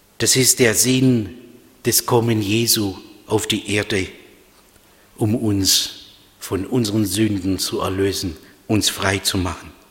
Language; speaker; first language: German; non-native, fluent; Russian